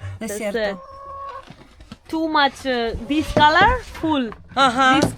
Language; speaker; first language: English; non-native, learner; Malayalam